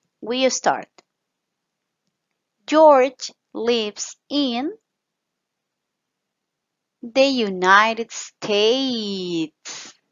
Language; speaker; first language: English; non-native, fluent; Spanish